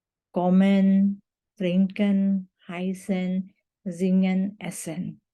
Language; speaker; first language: German; non-native, fluent; Indonesian